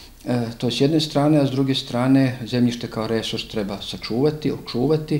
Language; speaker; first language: Serbian; native; Serbian